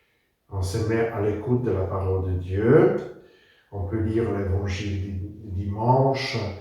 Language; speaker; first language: French; non-native, fluent; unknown